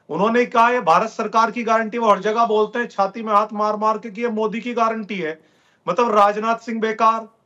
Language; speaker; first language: Hindi; native; Hindi